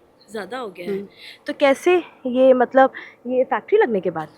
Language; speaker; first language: Hindi; native; Hindi